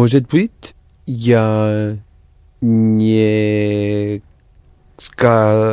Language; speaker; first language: Russian; non-native, learner; English